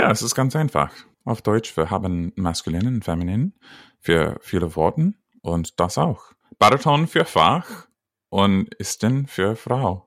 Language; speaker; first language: German; non-native, fluent; English